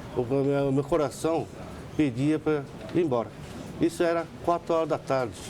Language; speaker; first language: Portuguese; early bilingual, other home language; Japanese